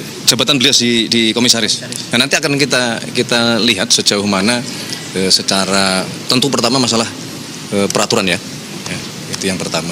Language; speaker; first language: Indonesian; native; Indonesian